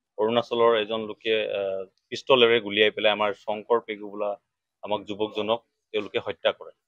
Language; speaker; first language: Assamese; non-native, local second language; Mising